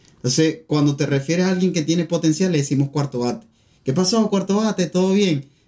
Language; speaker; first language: Spanish; native; Spanish